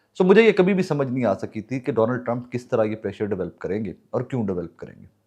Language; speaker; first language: Urdu; non-native, local second language; Punjabi